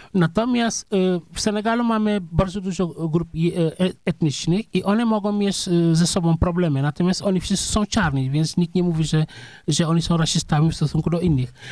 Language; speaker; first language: Polish; non-native, fluent; Serer